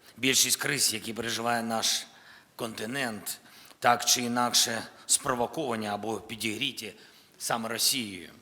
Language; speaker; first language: Ukrainian; non-native, local second language; Russian